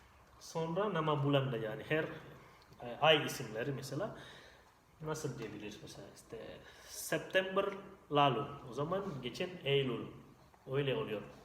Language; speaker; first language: Turkish; non-native, fluent; Indonesian